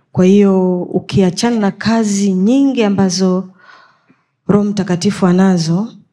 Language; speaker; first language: Swahili; native; Swahili